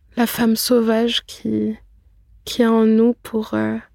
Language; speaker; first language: French; non-native, local second language; Arabic